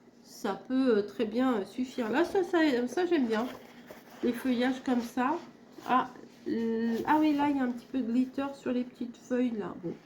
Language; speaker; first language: French; native; French